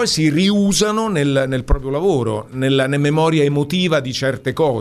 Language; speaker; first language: Italian; native; Italian